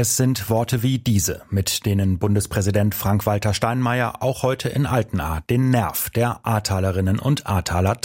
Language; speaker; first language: German; native; German